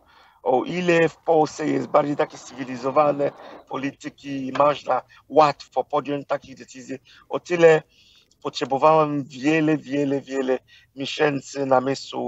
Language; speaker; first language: Polish; non-native, fluent; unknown